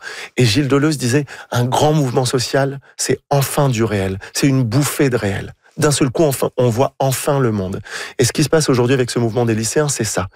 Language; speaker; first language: French; native; French